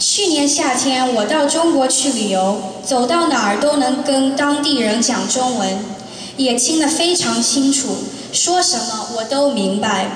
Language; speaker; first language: Chinese; early bilingual, heritage; Chinese